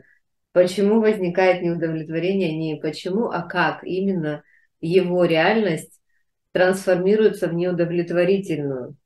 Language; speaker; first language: Russian; native; Russian